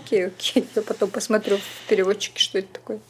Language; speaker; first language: Russian; native; Russian